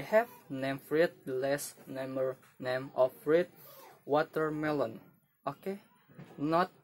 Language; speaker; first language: English; non-native, learner; Indonesian